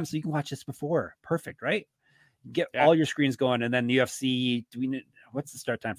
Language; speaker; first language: English; native; English